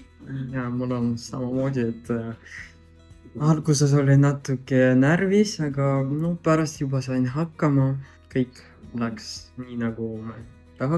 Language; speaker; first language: Estonian; non-native, local second language; Russian